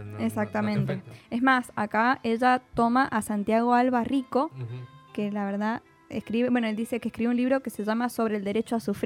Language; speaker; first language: Spanish; native; Spanish